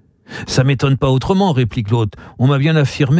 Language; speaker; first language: French; native; French